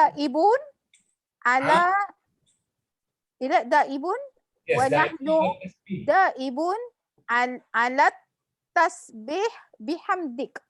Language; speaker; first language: Arabic; non-native, learner; Malay